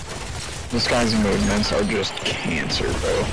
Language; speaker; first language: English; native; English